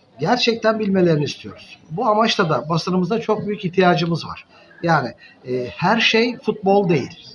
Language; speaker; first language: Turkish; native; Turkish